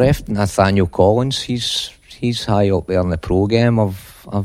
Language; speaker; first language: English; native; English